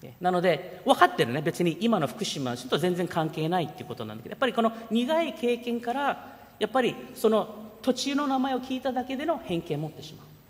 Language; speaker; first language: Japanese; early bilingual, heritage; Japanese